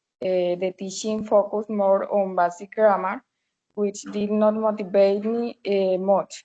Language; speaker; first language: English; non-native, learner; Spanish